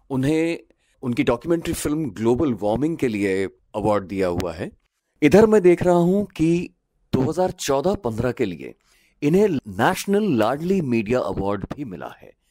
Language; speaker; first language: Hindi; native; Hindi